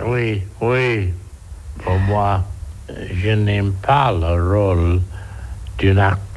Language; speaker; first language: French; non-native, learner; English